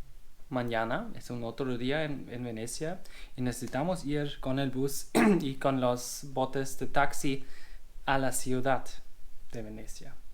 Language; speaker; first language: Spanish; non-native, learner; German